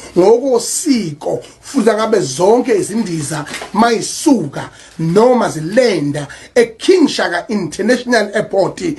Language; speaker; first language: Zulu; native; Zulu